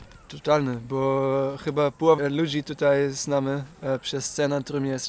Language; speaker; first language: Polish; non-native, fluent; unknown